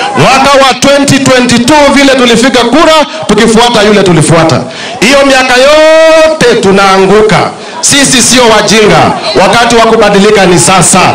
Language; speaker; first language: Swahili; non-native, local second language; Kamba